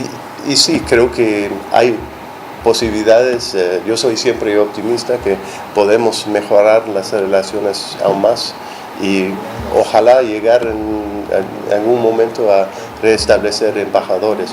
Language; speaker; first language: Spanish; non-native, fluent; English